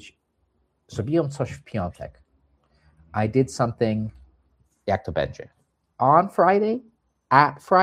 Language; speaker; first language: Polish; early bilingual, heritage; English